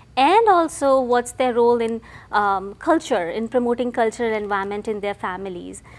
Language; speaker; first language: English; non-native, local second language; Hindi